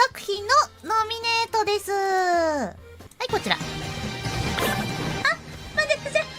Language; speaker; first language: Japanese; native; Japanese